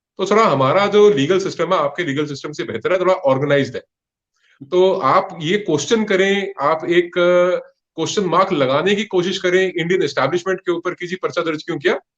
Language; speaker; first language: Hindi; non-native, local second language; Punjabi